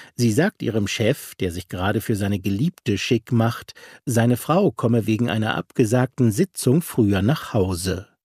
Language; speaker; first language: German; native; German